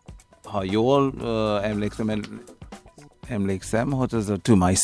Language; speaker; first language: Hungarian; non-native, fluent; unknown